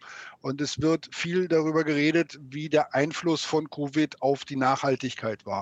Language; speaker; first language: German; native; German